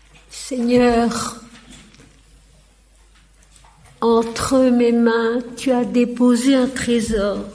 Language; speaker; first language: French; native; French